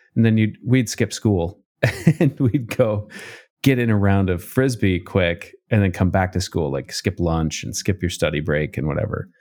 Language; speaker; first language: English; native; English